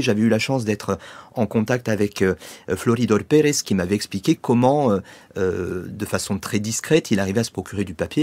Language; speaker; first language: French; native; French